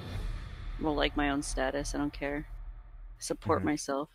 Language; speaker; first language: English; native; English